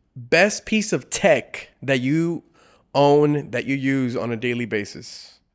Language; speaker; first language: English; early bilingual, other home language; Spanish